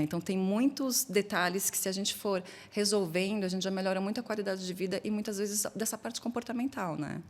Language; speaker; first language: Portuguese; native; Portuguese